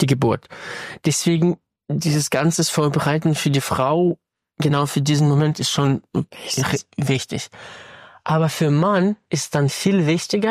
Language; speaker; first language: German; non-native, fluent; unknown